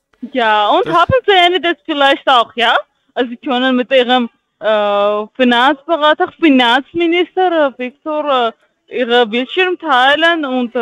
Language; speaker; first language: German; non-native, learner; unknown